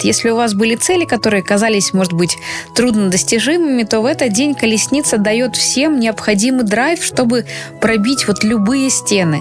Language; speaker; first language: Russian; native; Russian